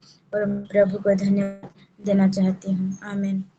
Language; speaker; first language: Hindi; non-native, local second language; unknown